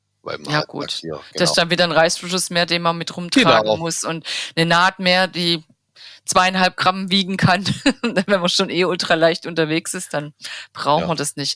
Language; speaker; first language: German; native; German